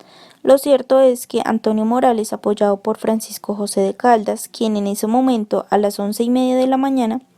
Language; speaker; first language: Spanish; native; Spanish